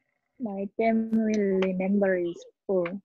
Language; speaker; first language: English; non-native, learner; Korean